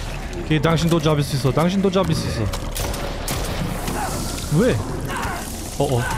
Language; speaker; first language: Korean; non-native, learner; German